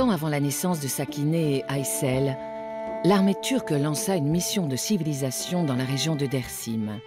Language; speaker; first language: French; native; French